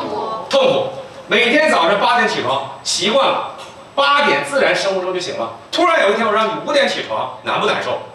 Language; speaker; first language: Chinese; native; Chinese